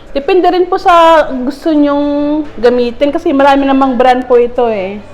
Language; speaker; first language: Filipino; non-native, local second language; Cebuano